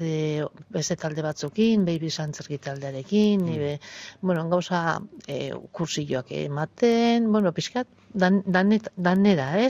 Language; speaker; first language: Basque; native; Basque